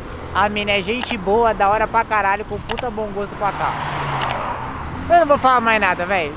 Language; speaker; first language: Portuguese; native; Portuguese